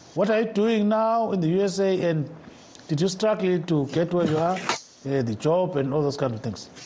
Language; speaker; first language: English; non-native, local second language; North Ndebele